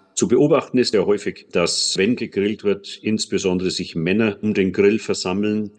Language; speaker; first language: German; native; German